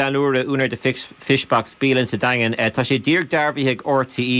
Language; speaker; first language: Irish; native; Irish